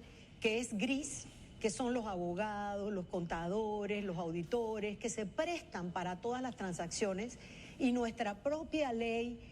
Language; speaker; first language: Spanish; native; Spanish